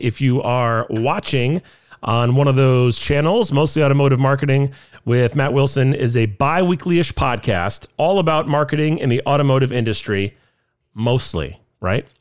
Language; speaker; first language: English; native; English